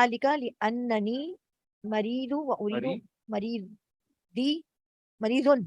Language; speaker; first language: Arabic; non-native, learner; Urdu